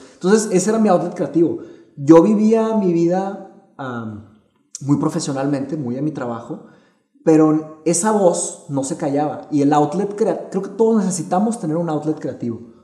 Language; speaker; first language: Spanish; early bilingual, other home language; Portuguese